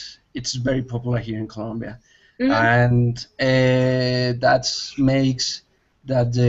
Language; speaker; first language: English; non-native, learner; Spanish